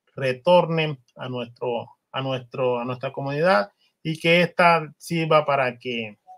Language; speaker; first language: Spanish; non-native, local second language; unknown